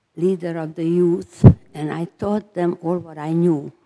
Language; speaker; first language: English; non-native, fluent; Hungarian